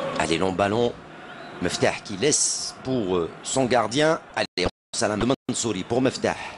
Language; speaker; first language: French; non-native, local second language; Arabic